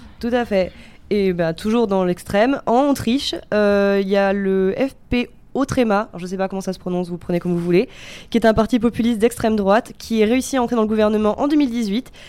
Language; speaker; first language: French; native; French